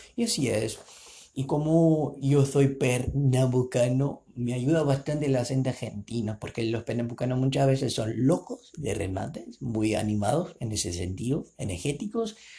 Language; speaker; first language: Spanish; non-native, fluent; Portuguese